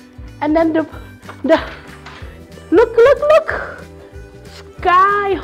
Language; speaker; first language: English; non-native, learner; Thai